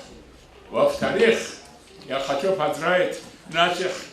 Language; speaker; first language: Russian; non-native, local second language; Avaric